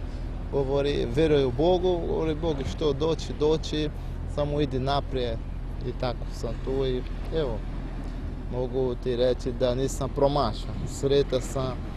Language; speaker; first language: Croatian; non-native, learner; Portuguese